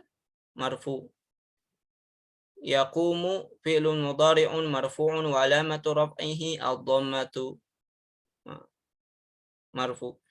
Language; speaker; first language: Arabic; non-native, fluent; Indonesian